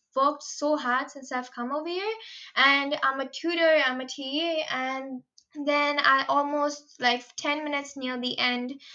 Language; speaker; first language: English; non-native, local second language; Hindi